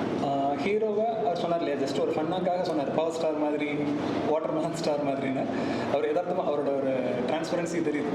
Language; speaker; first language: Tamil; native; Tamil